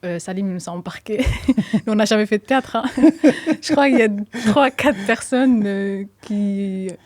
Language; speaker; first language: French; non-native, fluent; Somali